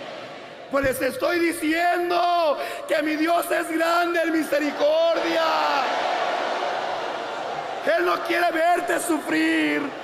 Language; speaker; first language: Spanish; native; Spanish